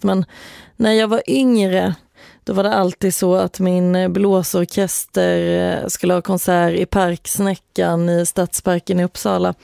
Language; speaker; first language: Swedish; native; Swedish